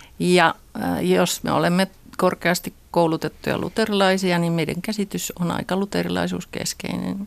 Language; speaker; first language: Finnish; native; Finnish